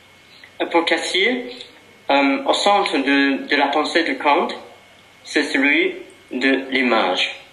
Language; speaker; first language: French; non-native, fluent; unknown